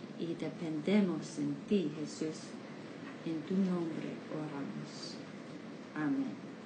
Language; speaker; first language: Spanish; non-native, learner; English